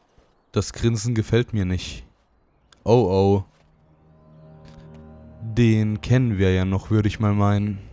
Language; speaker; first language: German; native; German